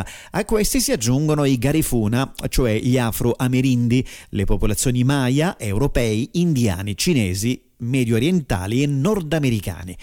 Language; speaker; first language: Italian; native; Italian